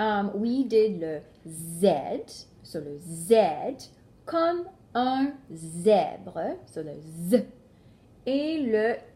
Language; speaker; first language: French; non-native, local second language; English